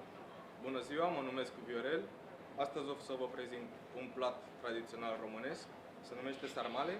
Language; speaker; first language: Romanian; early bilingual, heritage; Romanian